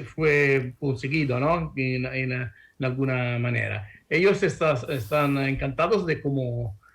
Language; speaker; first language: Spanish; non-native, learner; Italian